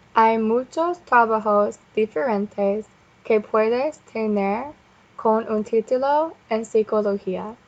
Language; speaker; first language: Spanish; non-native, learner; English